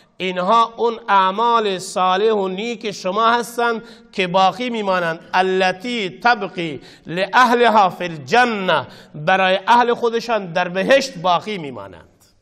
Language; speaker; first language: Persian; non-native, local second language; Baluchi